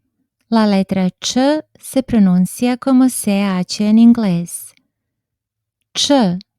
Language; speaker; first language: Spanish; non-native, fluent; Serbian